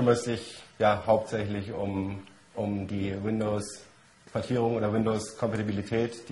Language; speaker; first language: German; native; German